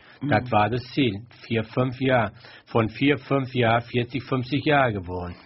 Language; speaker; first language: German; non-native, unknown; Turkish